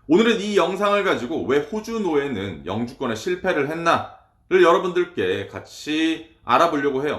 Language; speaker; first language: Korean; native; Korean